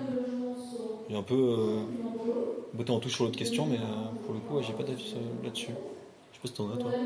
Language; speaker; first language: French; native; French